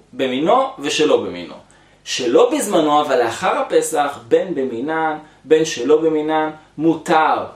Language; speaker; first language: Hebrew; native; Hebrew